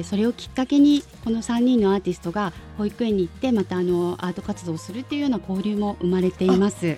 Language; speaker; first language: Japanese; native; Japanese